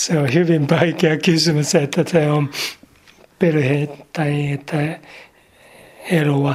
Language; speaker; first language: Finnish; non-native, learner; Japanese